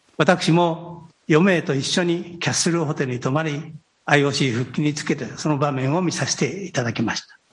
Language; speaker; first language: Japanese; native; Japanese